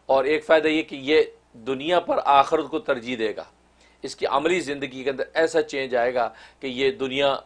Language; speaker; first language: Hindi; non-native, local second language; Kashmiri